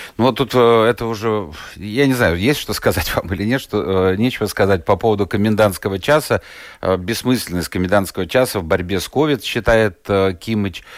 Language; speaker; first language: Russian; native; Russian